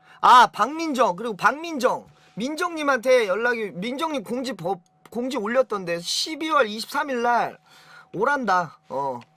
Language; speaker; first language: Korean; native; Korean